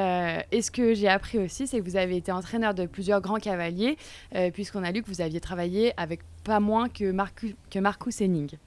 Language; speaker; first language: French; native; French